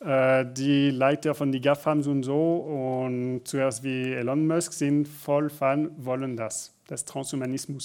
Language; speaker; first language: German; non-native, learner; French